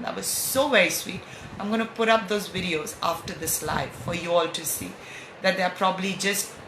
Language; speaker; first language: English; non-native, local second language; Hindi